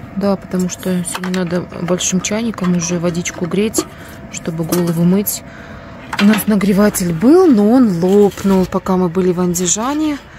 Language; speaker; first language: Russian; native; Russian